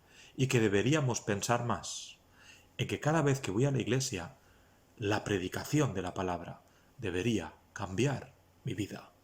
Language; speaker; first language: Spanish; native; Spanish